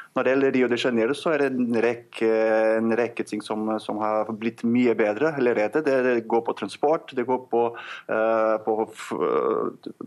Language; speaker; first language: Norwegian; non-native, fluent; Portuguese